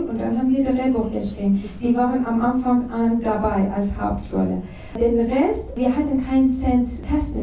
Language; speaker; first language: German; non-native, fluent; Persian